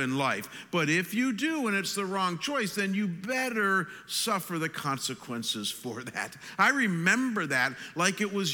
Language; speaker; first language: English; native; English